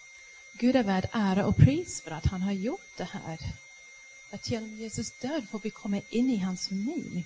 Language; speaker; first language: Swedish; non-native, fluent; English